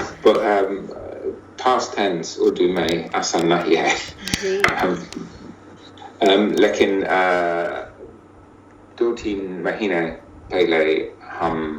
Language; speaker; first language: Hindi; non-native, learner; English